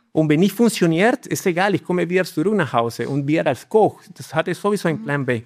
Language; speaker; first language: German; non-native, learner; Spanish